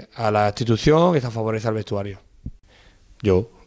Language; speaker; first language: Spanish; native; Spanish